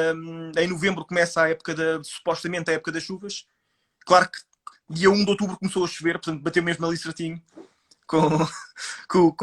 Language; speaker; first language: Portuguese; native; Portuguese